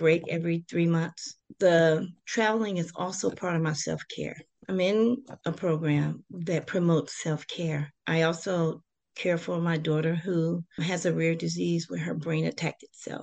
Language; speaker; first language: English; native; English